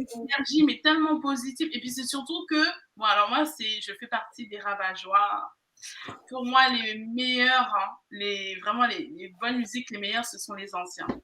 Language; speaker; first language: French; native; French